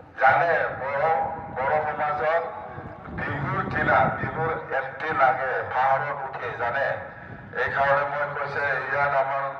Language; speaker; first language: Assamese; non-native, local second language; Bodo